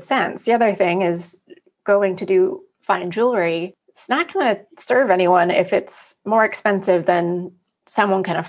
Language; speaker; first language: English; native; English